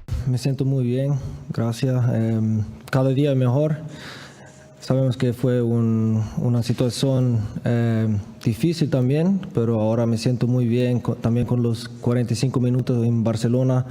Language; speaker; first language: Spanish; non-native, learner; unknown